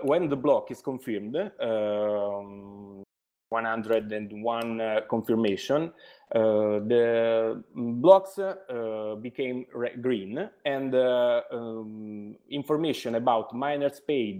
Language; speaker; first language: English; non-native, learner; Italian